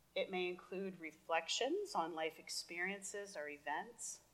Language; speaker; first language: English; native; English